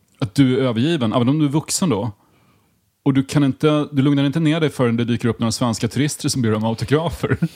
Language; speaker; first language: Swedish; native; Swedish